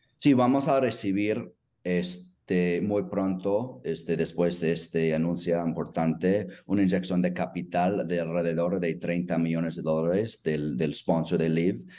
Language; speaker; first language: Spanish; non-native, fluent; English